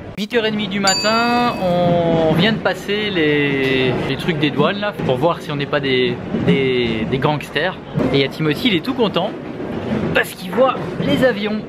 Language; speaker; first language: French; native; French